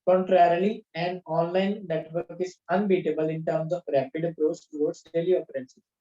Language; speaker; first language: English; non-native, local second language; Punjabi